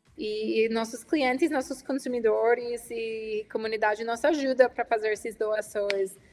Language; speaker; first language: Portuguese; non-native, fluent; English